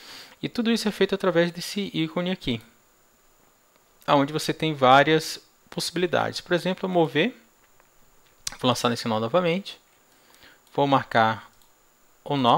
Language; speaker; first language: Portuguese; native; Portuguese